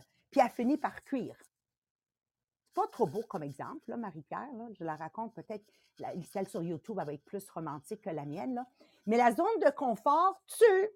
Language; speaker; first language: French; native; French